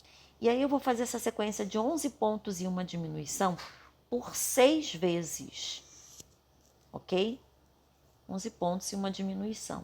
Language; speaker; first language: Portuguese; native; Portuguese